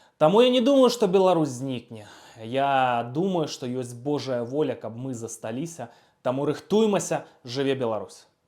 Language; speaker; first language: Belarusian; non-native, local second language; Russian